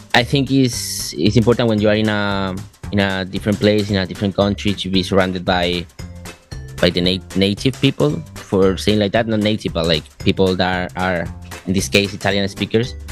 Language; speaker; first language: English; non-native, fluent; Spanish